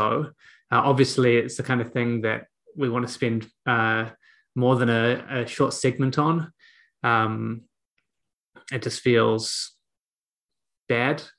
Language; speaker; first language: English; native; English